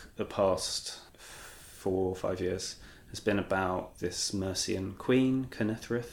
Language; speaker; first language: English; native; English